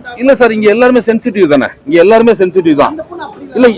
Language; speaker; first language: Tamil; native; Tamil